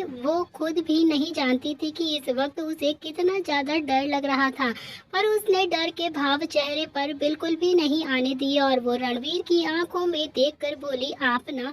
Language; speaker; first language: Hindi; native; Hindi